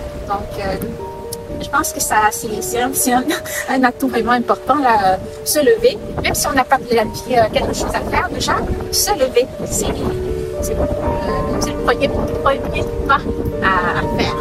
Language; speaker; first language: French; native; French